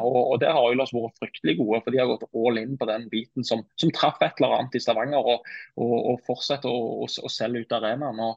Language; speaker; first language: Norwegian; native; Norwegian